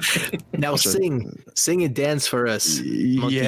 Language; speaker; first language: English; native; English